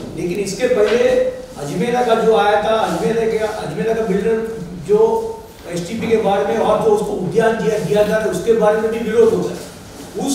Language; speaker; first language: Hindi; non-native, local second language; Marathi